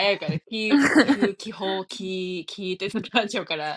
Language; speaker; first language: Japanese; native; Japanese